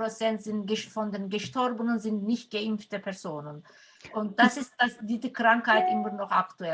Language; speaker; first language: German; non-native, fluent; Turkish